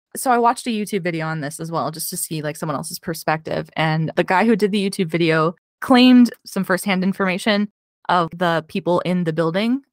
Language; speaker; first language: English; native; English